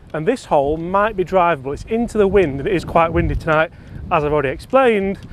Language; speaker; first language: English; native; English